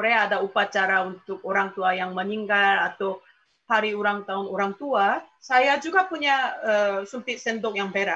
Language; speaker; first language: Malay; non-native, fluent; Korean